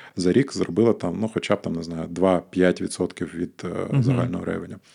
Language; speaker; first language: Ukrainian; non-native, local second language; Russian